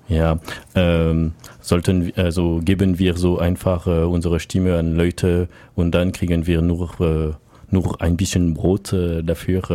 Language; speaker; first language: German; non-native, learner; French